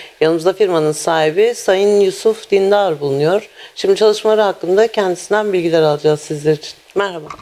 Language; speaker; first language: Turkish; native; Turkish